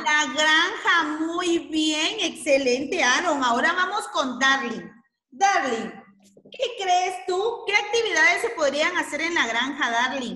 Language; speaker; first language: Spanish; native; Spanish